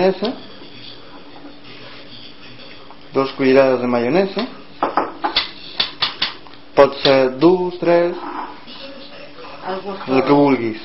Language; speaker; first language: Catalan; non-native, learner; Spanish